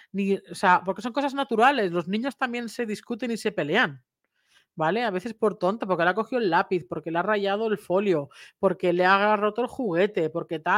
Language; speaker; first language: Spanish; native; Spanish